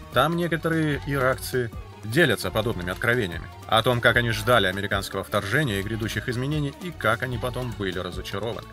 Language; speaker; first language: Russian; native; Russian